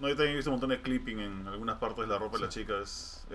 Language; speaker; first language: Spanish; native; Spanish